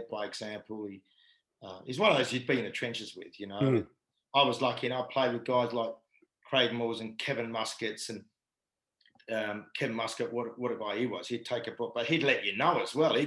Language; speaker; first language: English; native; English